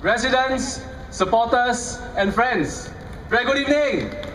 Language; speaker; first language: English; non-native, local second language; Malay